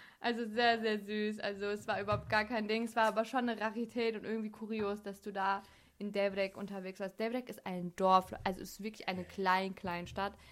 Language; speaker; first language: German; native; German